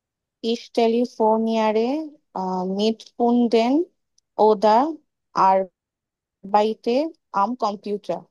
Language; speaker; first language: German; non-native, learner; Bangla